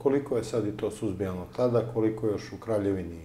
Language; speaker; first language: Serbian; native; Serbian